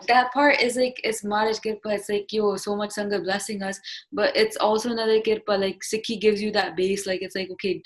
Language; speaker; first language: English; non-native, local second language; Punjabi